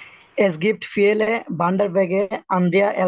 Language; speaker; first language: German; non-native, learner; Bangla